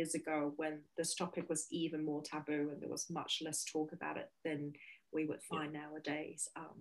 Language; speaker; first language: English; non-native, local second language; Cantonese